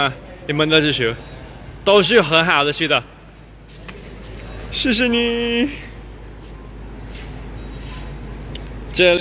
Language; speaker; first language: Chinese; non-native, learner; Thai